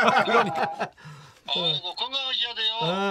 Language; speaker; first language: Korean; non-native, learner; Japanese